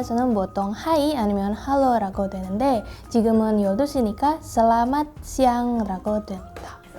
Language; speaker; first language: Korean; non-native, learner; Indonesian